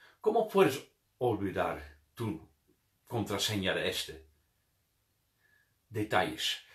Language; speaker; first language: Spanish; non-native, fluent; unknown